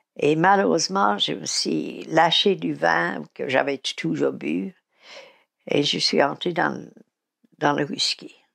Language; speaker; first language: French; non-native, fluent; English